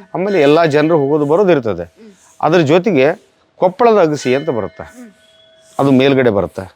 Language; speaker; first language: Kannada; native; Kannada